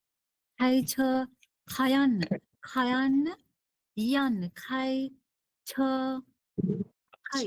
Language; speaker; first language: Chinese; non-native, fluent; Sinhala